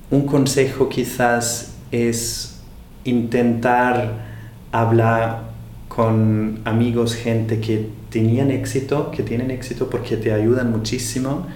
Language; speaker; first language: Spanish; non-native, fluent; German